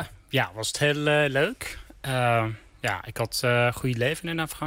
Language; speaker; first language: Dutch; non-native, learner; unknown